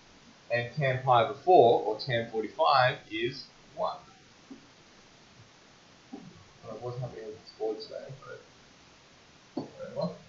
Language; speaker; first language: English; native; English